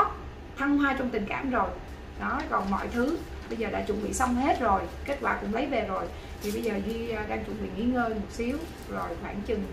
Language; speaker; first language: Vietnamese; native; Vietnamese